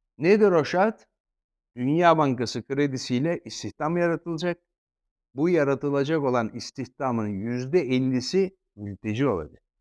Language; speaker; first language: Turkish; native; Turkish